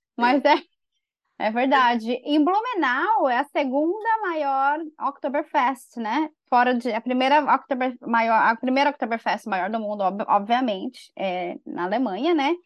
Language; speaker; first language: Portuguese; native; Portuguese